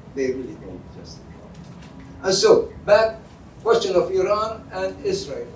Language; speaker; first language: English; non-native, fluent; Arabic